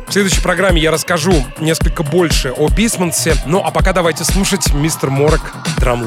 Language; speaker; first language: Russian; native; Russian